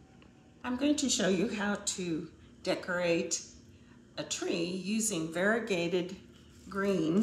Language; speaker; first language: English; native; English